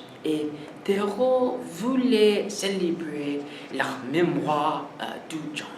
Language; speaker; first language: French; non-native, learner; English